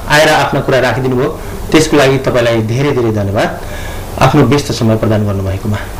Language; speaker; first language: Nepali; native; Nepali